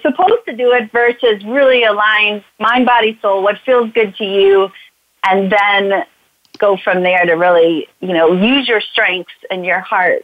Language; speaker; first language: English; native; English